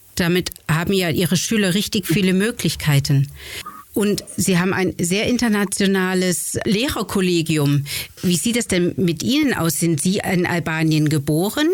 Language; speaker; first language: German; native; German